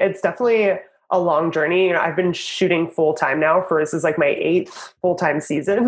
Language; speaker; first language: English; native; English